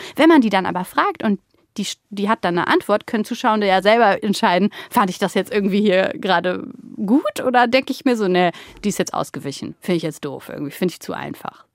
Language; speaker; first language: German; early bilingual, other home language; Bulgarian